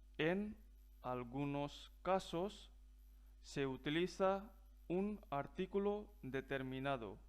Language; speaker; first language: Spanish; non-native, fluent; Punjabi